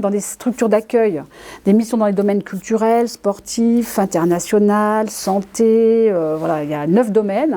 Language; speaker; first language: French; native; French